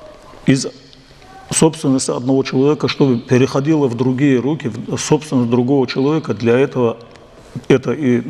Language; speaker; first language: Russian; non-native, local second language; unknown